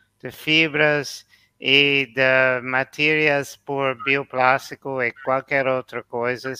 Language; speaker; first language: Portuguese; non-native, learner; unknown